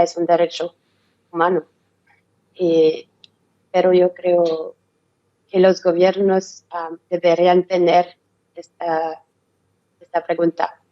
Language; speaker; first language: Spanish; non-native, learner; French